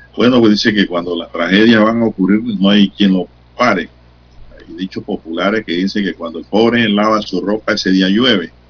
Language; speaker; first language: Spanish; native; Spanish